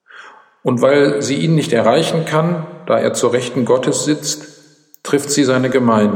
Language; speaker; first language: German; native; German